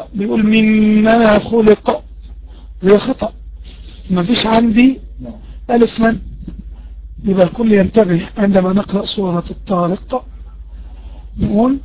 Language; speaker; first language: Arabic; native; Arabic